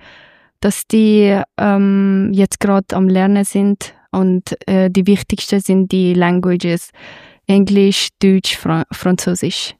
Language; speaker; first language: German; non-native, fluent; Persian